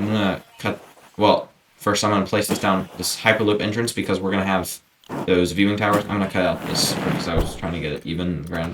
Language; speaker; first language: English; native; English